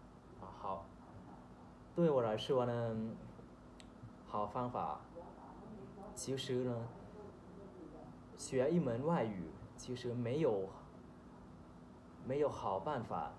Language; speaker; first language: Chinese; non-native, learner; Thai